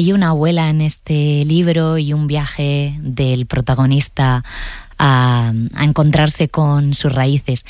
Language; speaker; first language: Spanish; native; Spanish